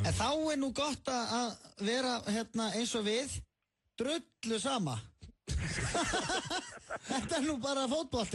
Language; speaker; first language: Icelandic; native; Icelandic